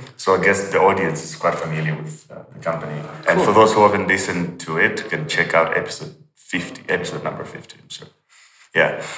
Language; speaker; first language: English; non-native, local second language; Nyanja